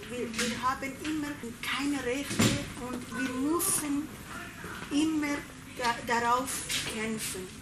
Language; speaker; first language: German; non-native, learner; Persian